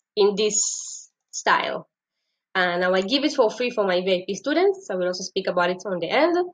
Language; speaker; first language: English; non-native, fluent; Hebrew